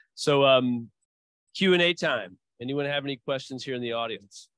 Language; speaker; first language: English; early bilingual, other home language; Portuguese